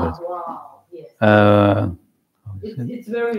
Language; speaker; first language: English; non-native, learner; Russian